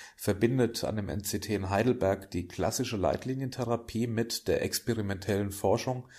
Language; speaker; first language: German; native; German